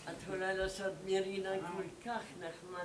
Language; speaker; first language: Hebrew; non-native, learner; German